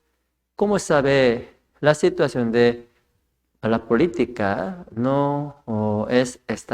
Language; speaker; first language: Spanish; non-native, fluent; Korean